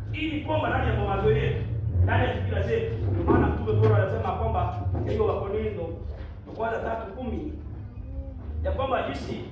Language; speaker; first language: Swahili; non-native, local second language; Kikuyu